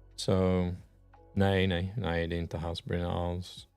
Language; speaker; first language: Swedish; non-native, learner; English